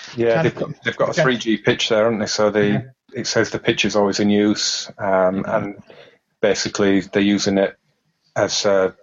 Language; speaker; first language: English; native; English